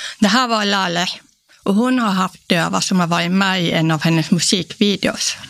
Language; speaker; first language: Swedish; early bilingual, other home language; Polish